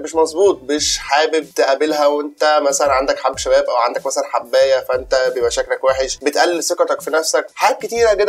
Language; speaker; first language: Arabic; native; Arabic